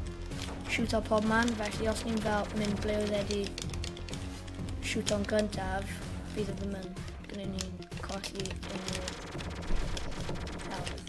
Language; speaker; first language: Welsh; non-native, local second language; English